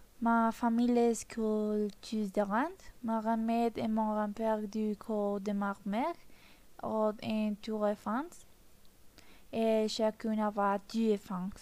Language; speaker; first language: French; non-native, learner; Spanish